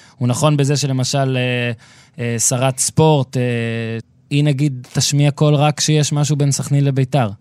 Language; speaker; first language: Hebrew; native; Hebrew